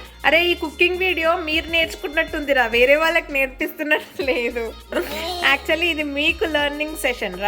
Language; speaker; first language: Telugu; native; Telugu